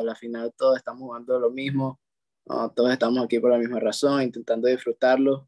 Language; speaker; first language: Spanish; native; Spanish